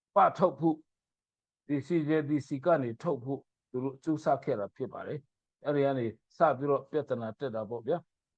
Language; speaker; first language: Burmese; non-native, local second language; Mizo